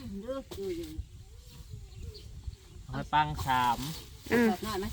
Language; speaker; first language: Thai; non-native, local second language; Northeastern Thai